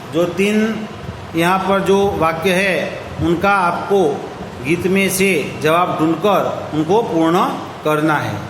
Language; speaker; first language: Hindi; non-native, local second language; Gujarati